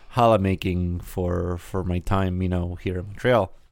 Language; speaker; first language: English; early bilingual, other home language; Spanish